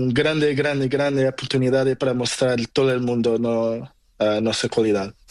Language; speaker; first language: Spanish; non-native, learner; Portuguese